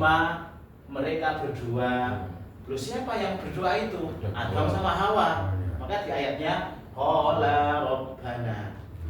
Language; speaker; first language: Indonesian; native; Indonesian